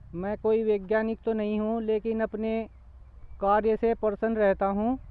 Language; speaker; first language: Hindi; native; Hindi